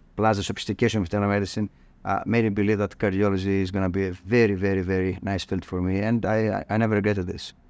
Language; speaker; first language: English; non-native, fluent; Greek